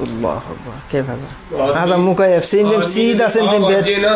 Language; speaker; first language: Arabic; non-native, learner; Bangla